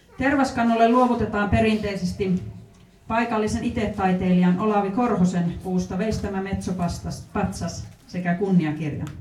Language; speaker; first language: Finnish; native; Finnish